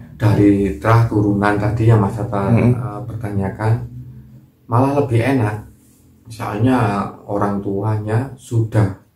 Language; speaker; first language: Indonesian; non-native, local second language; Javanese